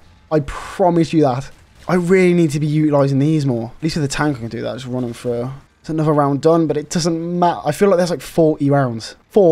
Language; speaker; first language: English; native; English